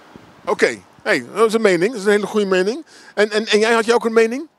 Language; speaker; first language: Dutch; native; Dutch